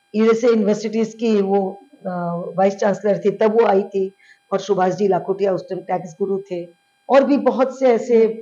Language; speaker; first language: Hindi; early bilingual, heritage; Bangla